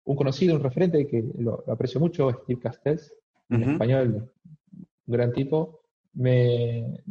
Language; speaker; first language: Spanish; native; Spanish